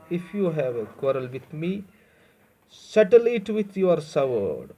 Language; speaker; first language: English; non-native, local second language; Urdu